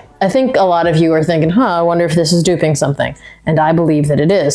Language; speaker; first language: English; native; English